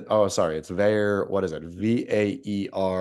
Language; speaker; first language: English; native; English